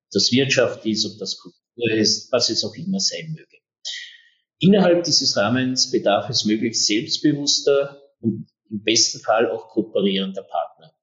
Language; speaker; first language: German; native; German